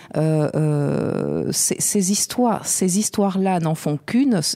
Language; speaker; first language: French; native; French